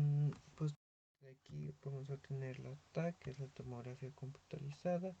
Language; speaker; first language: Spanish; native; Spanish